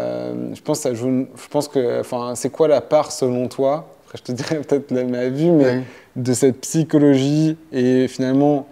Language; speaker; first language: French; native; French